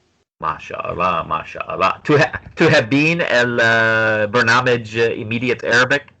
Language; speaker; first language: Arabic; non-native, fluent; English